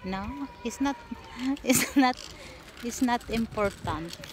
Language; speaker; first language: English; non-native, local second language; Filipino